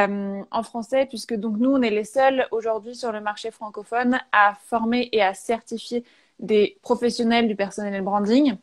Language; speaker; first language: French; native; French